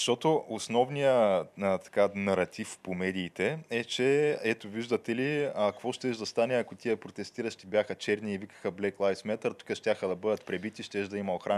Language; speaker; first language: Bulgarian; native; Bulgarian